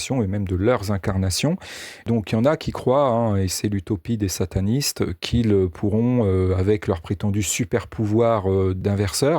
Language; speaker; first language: French; native; French